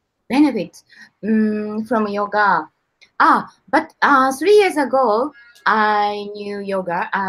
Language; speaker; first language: English; non-native, learner; Japanese